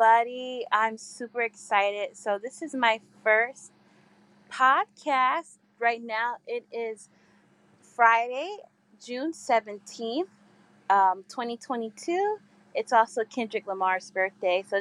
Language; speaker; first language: English; native; English